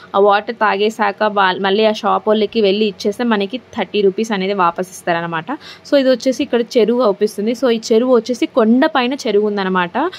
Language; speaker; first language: Telugu; non-native, local second language; Lambadi